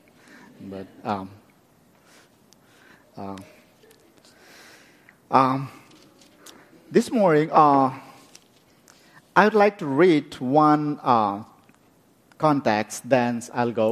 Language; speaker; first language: English; non-native, local second language; Nepali